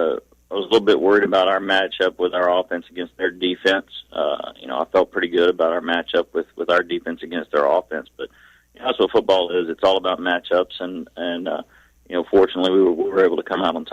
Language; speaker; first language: English; native; English